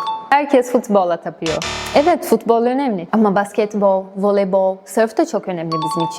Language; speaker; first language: Turkish; non-native, fluent; Portuguese